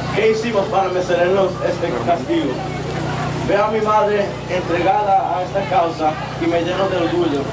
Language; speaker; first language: Spanish; early bilingual, heritage; Spanish